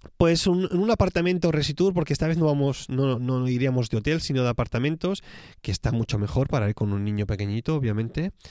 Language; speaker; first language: Spanish; native; Spanish